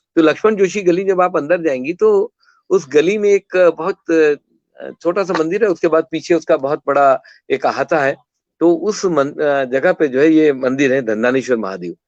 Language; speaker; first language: Hindi; non-native, local second language; Kannada